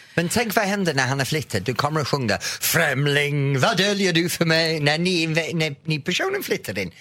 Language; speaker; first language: Swedish; non-native, fluent; English